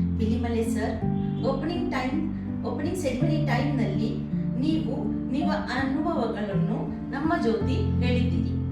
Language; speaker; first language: Kannada; non-native, learner; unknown